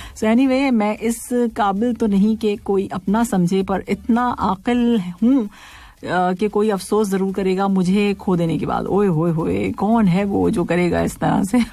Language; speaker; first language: Urdu; native; Urdu